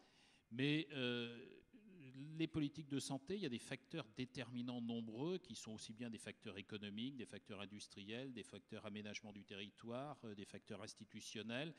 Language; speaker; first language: French; native; French